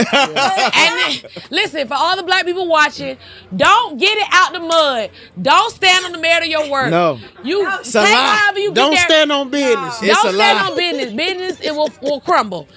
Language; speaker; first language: English; native; English